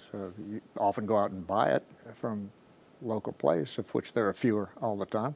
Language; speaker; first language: English; native; English